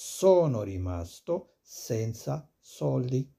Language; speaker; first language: Italian; non-native, fluent; Arabic